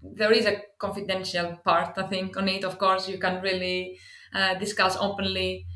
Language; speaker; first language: English; non-native, fluent; Greek